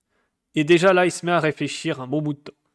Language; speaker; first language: French; native; French